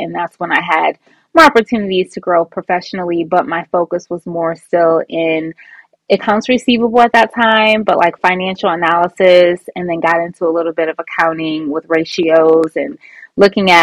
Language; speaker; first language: English; native; English